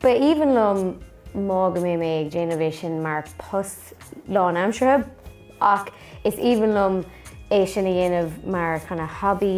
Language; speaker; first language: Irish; non-native, local second language; English